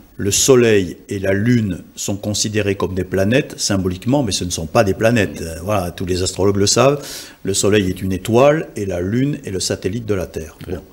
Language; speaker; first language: French; native; French